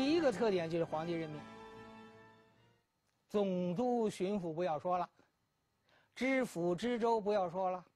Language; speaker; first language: Chinese; native; Chinese